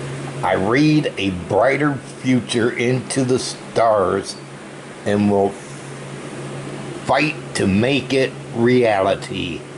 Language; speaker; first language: English; native; English